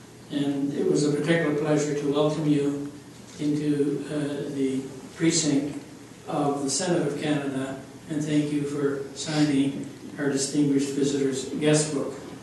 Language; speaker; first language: English; native; English